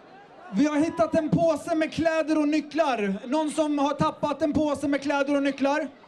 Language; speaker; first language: Swedish; early bilingual, other home language; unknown